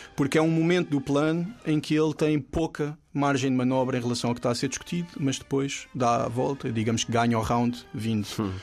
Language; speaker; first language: Portuguese; native; Portuguese